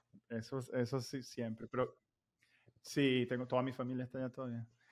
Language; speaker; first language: Spanish; native; Spanish